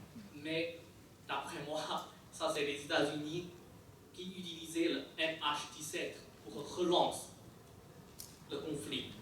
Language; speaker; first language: French; non-native, fluent; Chinese